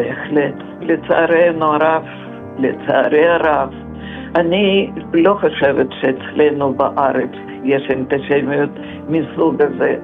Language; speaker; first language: Hebrew; non-native, fluent; Russian